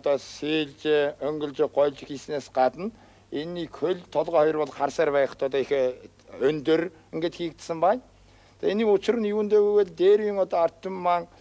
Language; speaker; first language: Mongolian; non-native, local second language; Kazakh